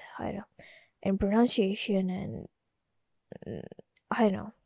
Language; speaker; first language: English; non-native, learner; Indonesian